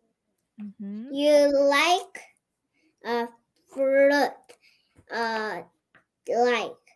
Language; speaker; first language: English; non-native, learner; Korean